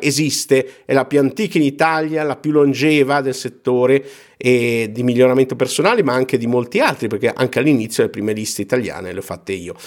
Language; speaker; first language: Italian; native; Italian